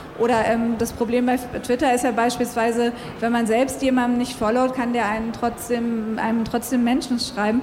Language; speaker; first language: German; native; German